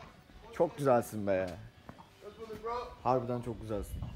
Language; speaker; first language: Turkish; native; Turkish